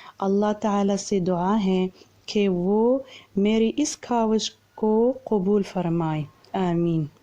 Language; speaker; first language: Urdu; non-native, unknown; Arabic